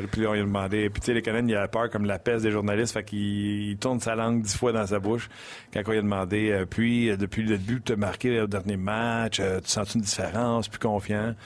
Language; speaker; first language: French; native; French